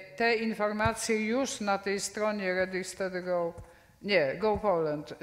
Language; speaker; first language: Polish; native; Polish